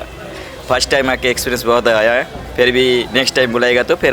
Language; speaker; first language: Hindi; non-native, local second language; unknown